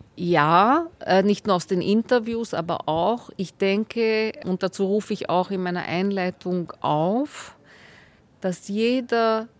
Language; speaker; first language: German; native; German